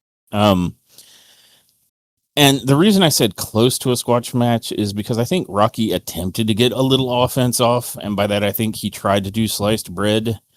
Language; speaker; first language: English; native; English